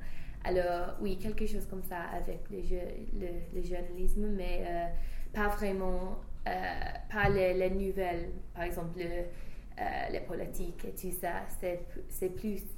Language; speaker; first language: French; non-native, fluent; English